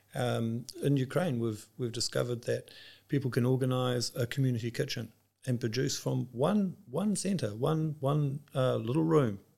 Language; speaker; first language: English; native; English